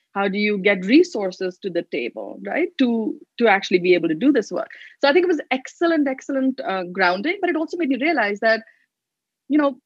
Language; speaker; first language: English; non-native, local second language; Hindi